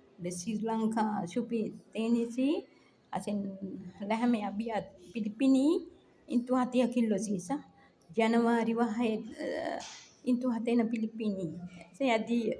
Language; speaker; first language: Arabic; non-native, learner; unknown